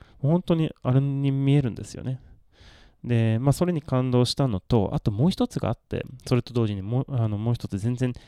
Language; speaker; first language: Japanese; non-native, fluent; Swedish